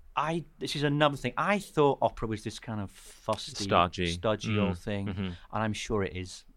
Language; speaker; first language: English; native; English